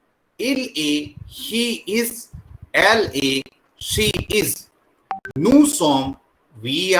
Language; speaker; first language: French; non-native, learner; Hindi